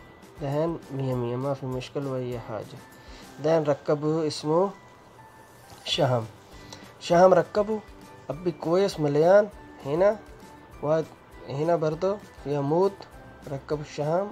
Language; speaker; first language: Arabic; non-native, learner; Urdu